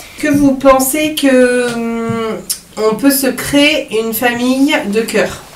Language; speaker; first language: French; native; French